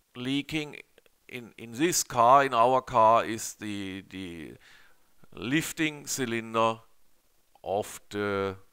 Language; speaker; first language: English; non-native, learner; German